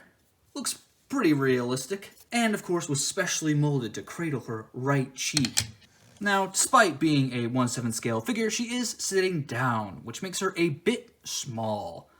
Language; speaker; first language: English; native; English